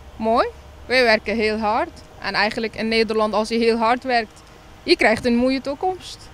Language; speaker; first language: Dutch; non-native, fluent; Arabic